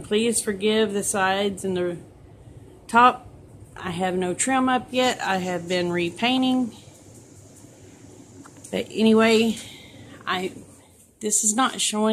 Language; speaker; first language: English; native; English